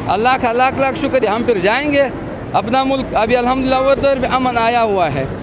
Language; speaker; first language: Urdu; early bilingual, other home language; Pashto